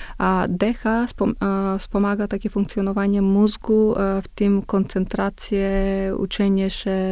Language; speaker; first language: Polish; non-native, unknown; Macedonian